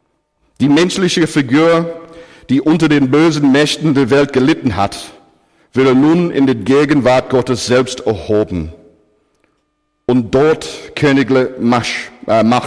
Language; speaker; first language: German; non-native, fluent; English